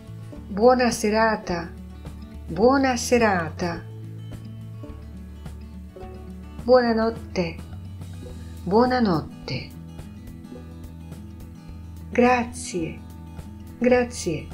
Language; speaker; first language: Italian; non-native, fluent; Polish